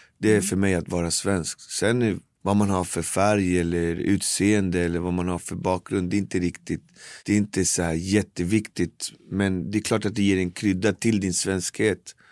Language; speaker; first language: Swedish; native; Swedish